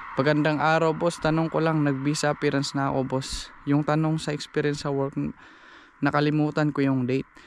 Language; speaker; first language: Filipino; non-native, local second language; Cebuano